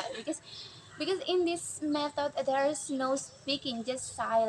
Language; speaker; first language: English; non-native, learner; Indonesian